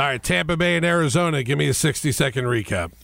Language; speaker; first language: English; native; English